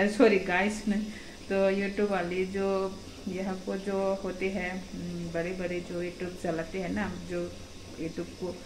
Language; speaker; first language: Hindi; non-native, local second language; Kok Borok